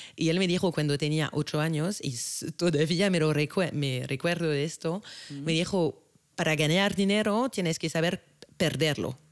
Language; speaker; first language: Spanish; non-native, fluent; French